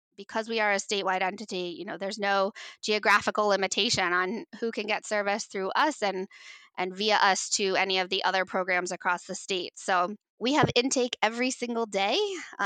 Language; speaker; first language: English; native; English